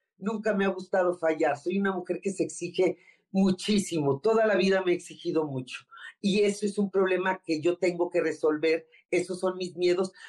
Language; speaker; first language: Spanish; native; Spanish